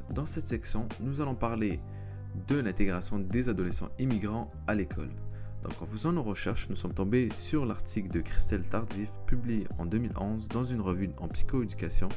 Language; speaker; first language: French; early bilingual, other home language; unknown